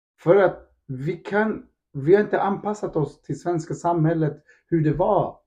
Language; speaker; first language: Swedish; early bilingual, other home language; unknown